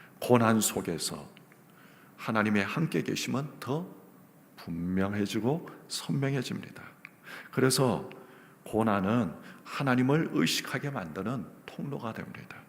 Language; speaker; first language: Korean; native; Korean